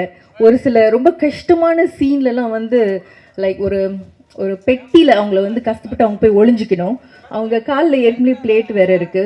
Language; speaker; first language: Tamil; native; Tamil